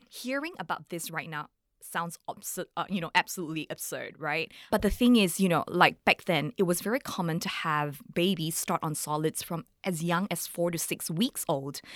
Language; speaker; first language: English; native; English